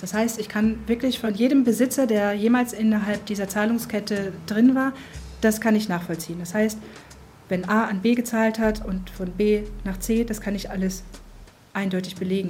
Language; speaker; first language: German; native; German